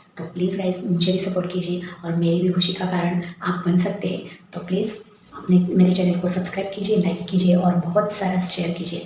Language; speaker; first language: Hindi; non-native, local second language; Marathi